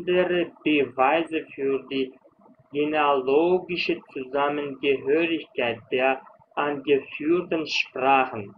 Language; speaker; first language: German; non-native, fluent; Uzbek